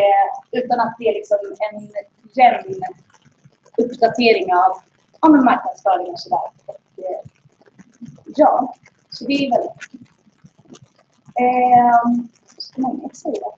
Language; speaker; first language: Swedish; native; Swedish